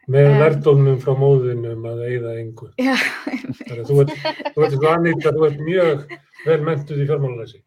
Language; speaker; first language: Icelandic; native; Icelandic